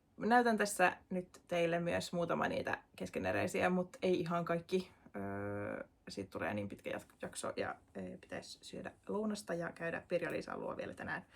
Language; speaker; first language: Finnish; non-native, local second language; Swedish